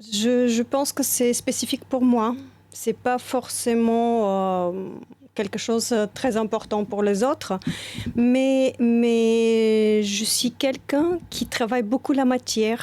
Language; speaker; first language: French; non-native, fluent; Bulgarian